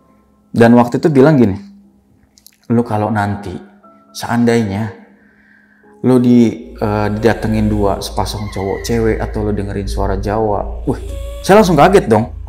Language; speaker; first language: Indonesian; native; Indonesian